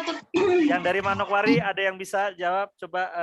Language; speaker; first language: Indonesian; native; Indonesian